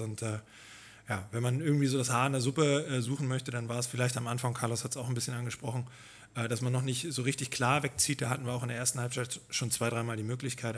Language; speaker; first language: German; native; German